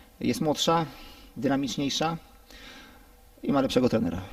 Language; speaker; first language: Polish; native; Polish